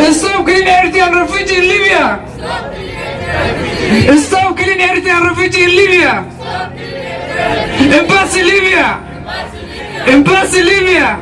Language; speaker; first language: English; non-native, learner; Tigrinya